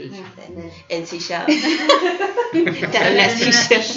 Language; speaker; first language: Spanish; native; Spanish